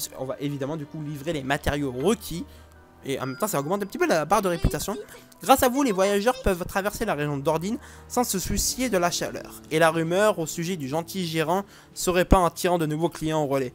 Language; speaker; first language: French; native; French